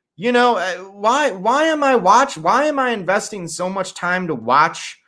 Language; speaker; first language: English; native; English